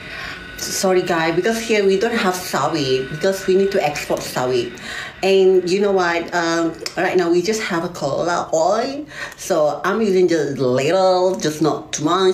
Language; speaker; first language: English; non-native, learner; Malay